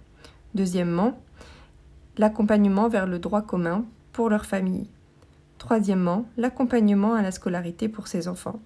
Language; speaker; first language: French; native; French